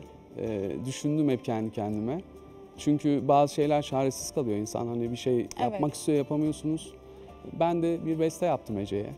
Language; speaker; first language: Turkish; native; Turkish